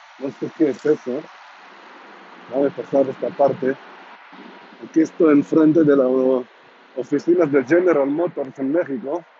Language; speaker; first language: Spanish; non-native, learner; Hebrew